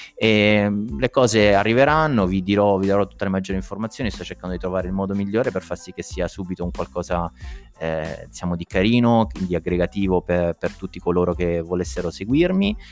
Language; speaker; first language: Italian; native; Italian